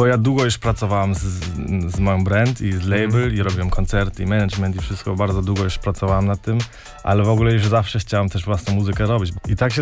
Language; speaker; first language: Polish; non-native, fluent; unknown